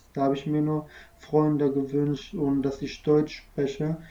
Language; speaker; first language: German; non-native, fluent; Arabic